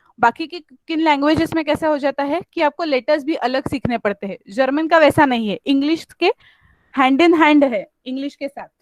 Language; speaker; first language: Hindi; non-native, local second language; Marathi